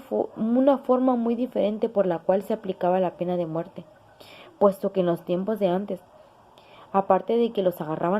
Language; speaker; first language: Spanish; native; Spanish